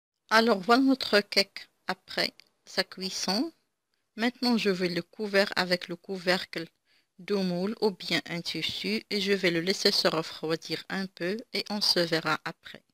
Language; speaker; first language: French; non-native, local second language; Arabic